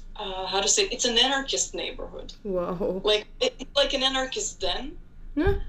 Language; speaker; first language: English; non-native, fluent; Hebrew